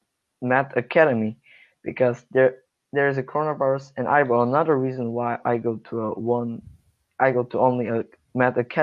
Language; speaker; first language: English; non-native, learner; Korean